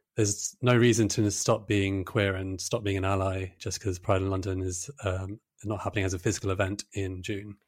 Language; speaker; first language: English; native; English